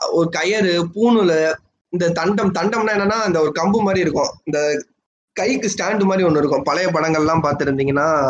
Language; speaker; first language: Tamil; non-native, local second language; Telugu